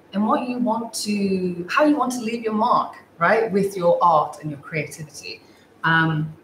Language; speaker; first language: English; native; English